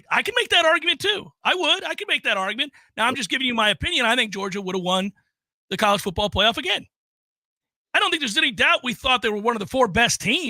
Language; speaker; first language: English; native; English